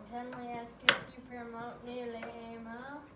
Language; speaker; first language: French; non-native, learner; English